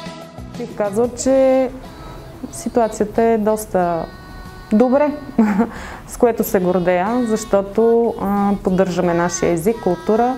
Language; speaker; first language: Bulgarian; early bilingual, heritage; Bulgarian